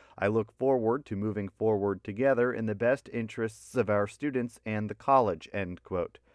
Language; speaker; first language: English; native; English